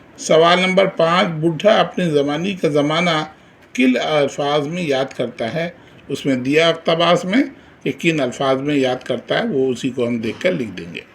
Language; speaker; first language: Urdu; native; Urdu